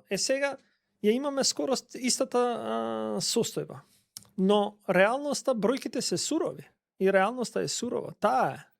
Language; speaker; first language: Macedonian; non-native, local second language; Albanian